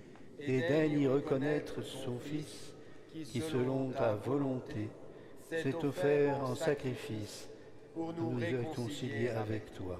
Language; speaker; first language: French; native; French